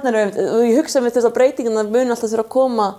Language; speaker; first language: Icelandic; native; Icelandic